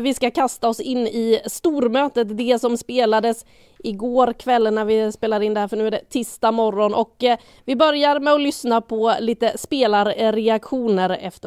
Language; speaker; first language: Swedish; native; Swedish